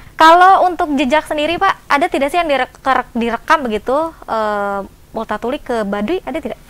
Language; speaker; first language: Indonesian; native; Indonesian